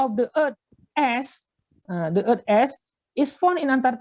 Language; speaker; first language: English; non-native, fluent; Indonesian